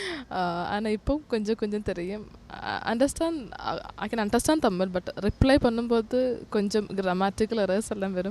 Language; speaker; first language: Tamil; non-native, learner; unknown